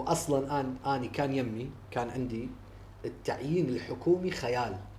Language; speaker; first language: Arabic; native; Arabic